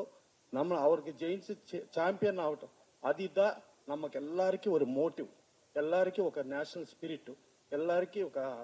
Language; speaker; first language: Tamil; non-native, learner; Telugu